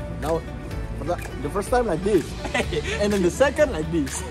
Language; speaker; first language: English; non-native, learner; Indonesian